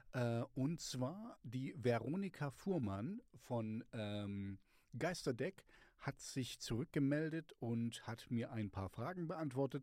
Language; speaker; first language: German; native; German